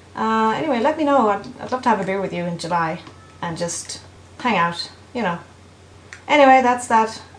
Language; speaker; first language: English; non-native, fluent; Swedish